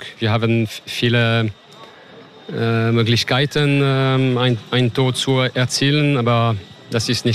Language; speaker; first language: German; non-native, learner; French